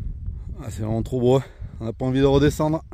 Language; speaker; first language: French; native; French